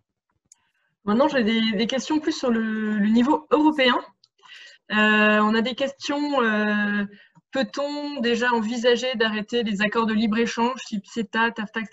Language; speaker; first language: French; native; French